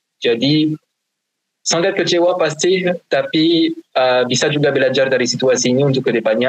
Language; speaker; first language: Indonesian; non-native, fluent; French